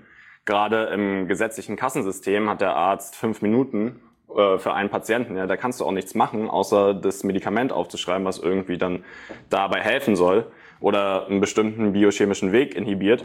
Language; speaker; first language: German; native; German